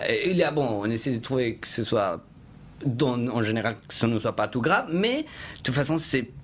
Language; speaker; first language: French; non-native, fluent; Spanish